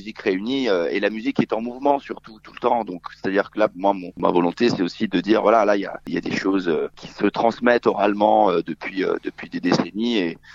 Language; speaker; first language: French; non-native, fluent; Italian